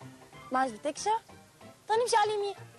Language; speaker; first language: Arabic; native; Arabic